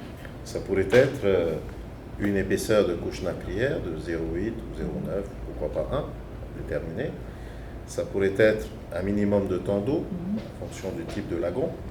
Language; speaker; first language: French; native; French